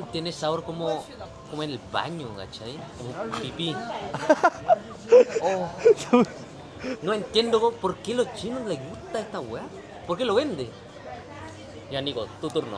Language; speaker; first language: Spanish; non-native, learner; Indonesian